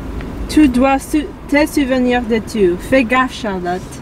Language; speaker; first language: French; non-native, learner; English